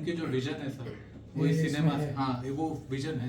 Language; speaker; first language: Hindi; native; Hindi